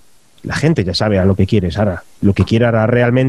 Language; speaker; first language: Spanish; native; Spanish